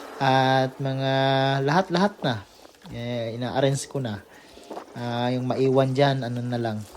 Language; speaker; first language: Filipino; non-native, local second language; Cebuano